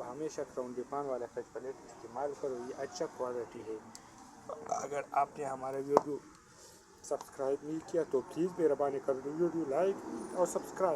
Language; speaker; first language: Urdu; non-native, local second language; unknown